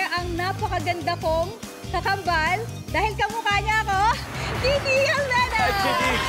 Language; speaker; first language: Filipino; native; Filipino